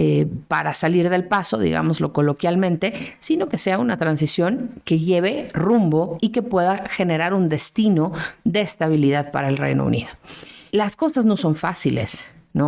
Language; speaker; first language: Spanish; native; Spanish